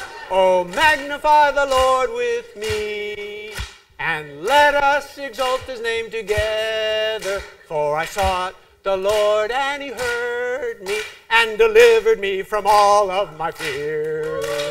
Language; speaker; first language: English; native; English